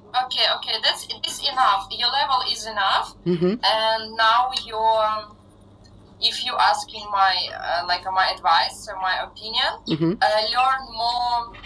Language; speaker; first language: English; non-native, fluent; Russian